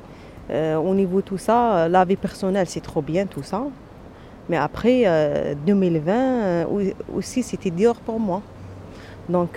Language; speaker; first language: French; non-native, local second language; Arabic